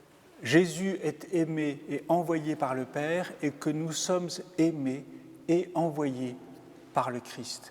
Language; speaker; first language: French; native; French